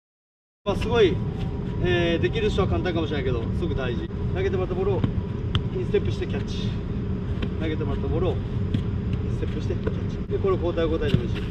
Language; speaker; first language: Japanese; native; Japanese